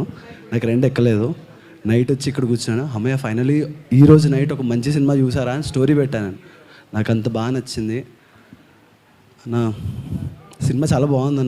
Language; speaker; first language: Telugu; native; Telugu